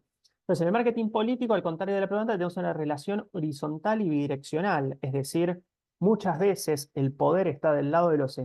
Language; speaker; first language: Spanish; native; Spanish